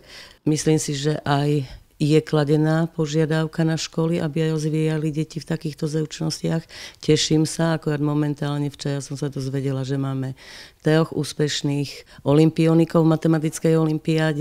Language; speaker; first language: Slovak; native; Slovak